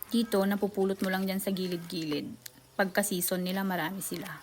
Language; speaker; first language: Filipino; non-native, local second language; Iloko